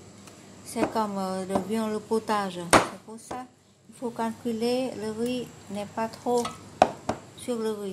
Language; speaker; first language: French; non-native, learner; Vietnamese